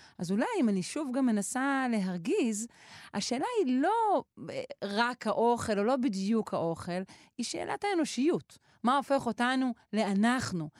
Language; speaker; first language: Hebrew; native; Hebrew